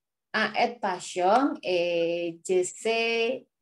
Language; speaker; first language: French; non-native, learner; Indonesian